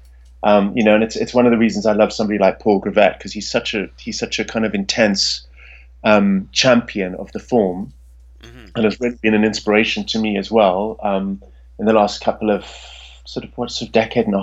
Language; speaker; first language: English; native; English